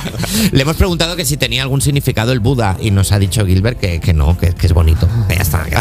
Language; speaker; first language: Spanish; native; Spanish